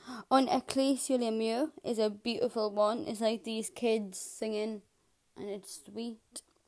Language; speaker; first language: English; native; English